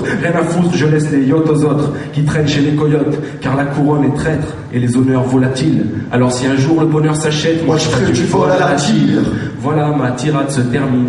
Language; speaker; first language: French; native; French